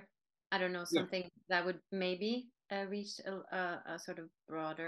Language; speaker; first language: English; non-native, fluent; Norwegian